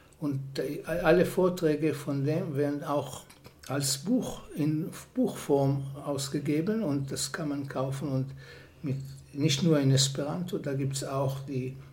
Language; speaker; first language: German; non-native, fluent; Hebrew